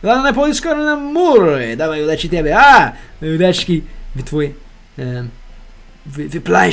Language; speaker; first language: Russian; non-native, learner; English